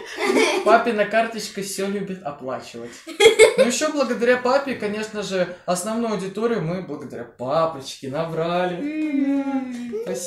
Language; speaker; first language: Russian; native; Russian